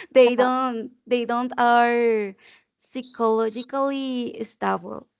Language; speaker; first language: English; non-native, learner; Spanish